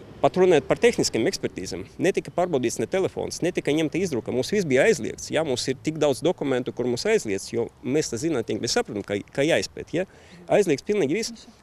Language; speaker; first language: Latvian; non-native, local second language; Russian